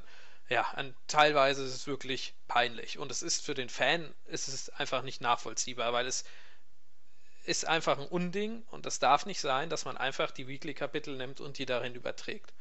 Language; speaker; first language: German; native; German